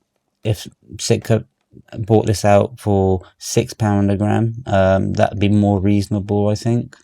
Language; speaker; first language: English; native; English